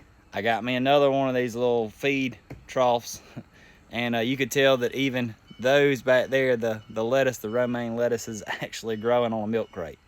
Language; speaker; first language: English; native; English